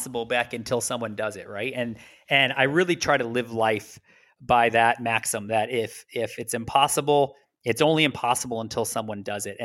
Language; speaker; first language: English; native; English